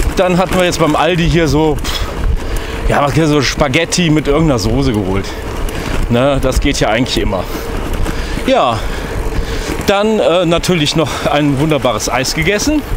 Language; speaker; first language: German; native; German